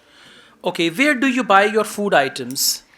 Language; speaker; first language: English; non-native, fluent; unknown